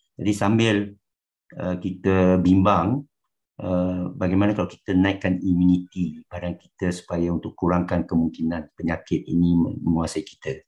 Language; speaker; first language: Malay; non-native, local second language; Chinese